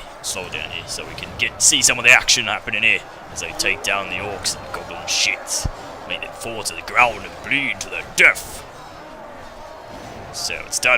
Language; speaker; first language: English; native; English